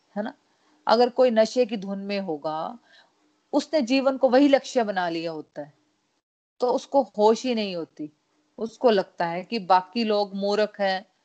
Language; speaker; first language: Hindi; non-native, local second language; Punjabi